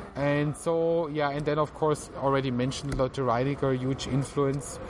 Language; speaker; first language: English; non-native, fluent; German